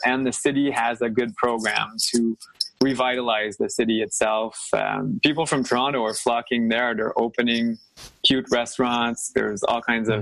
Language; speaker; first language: English; non-native, fluent; French